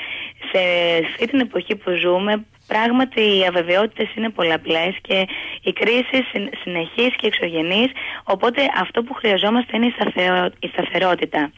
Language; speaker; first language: Greek; native; Greek